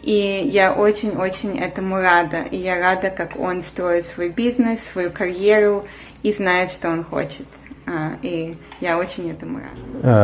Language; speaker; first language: Russian; native; Russian